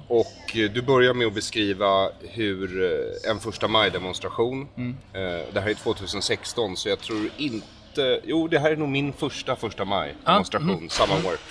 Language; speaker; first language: Swedish; native; Swedish